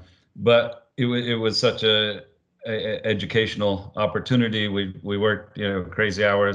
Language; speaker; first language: English; native; English